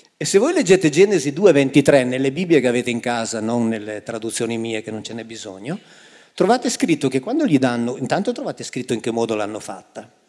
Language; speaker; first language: Italian; native; Italian